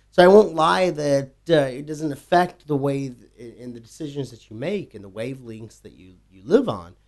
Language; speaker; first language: English; native; English